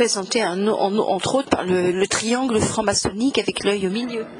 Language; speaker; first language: French; native; French